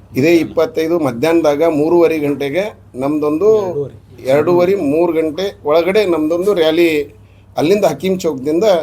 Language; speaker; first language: Kannada; non-native, local second language; Urdu